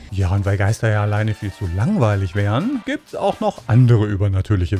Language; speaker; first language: German; native; German